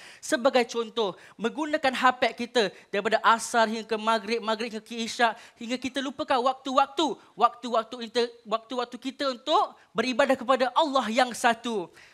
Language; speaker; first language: Malay; native; Malay